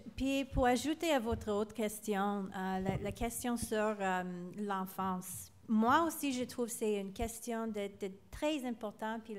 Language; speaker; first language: French; non-native, local second language; English